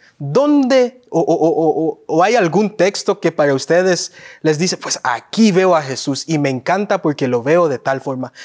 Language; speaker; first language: Spanish; early bilingual, heritage; Spanish